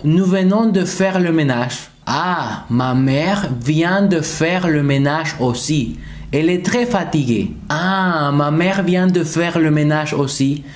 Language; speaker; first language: French; non-native, fluent; Spanish